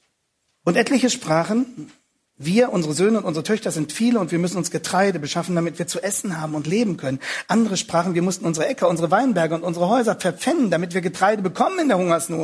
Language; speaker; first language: German; native; German